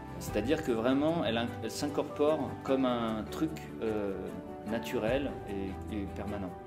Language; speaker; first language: French; native; French